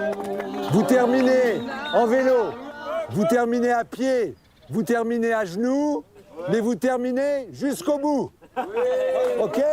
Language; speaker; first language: French; native; French